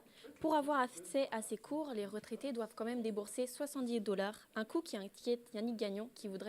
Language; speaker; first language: French; native; French